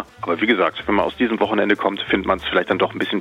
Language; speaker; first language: German; native; German